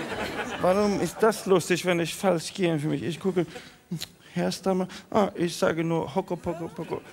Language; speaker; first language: German; non-native, learner; Swedish